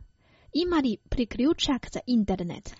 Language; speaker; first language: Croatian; non-native, fluent; Chinese